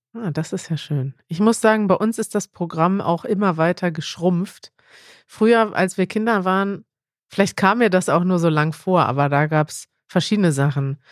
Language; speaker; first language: German; native; German